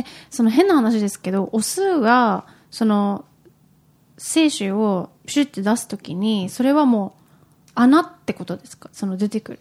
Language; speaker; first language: Japanese; early bilingual, heritage; Japanese